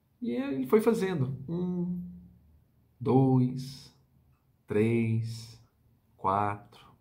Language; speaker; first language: Portuguese; native; Portuguese